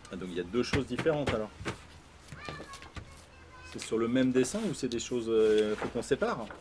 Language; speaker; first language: French; native; French